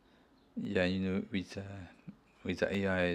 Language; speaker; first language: English; non-native, learner; Chinese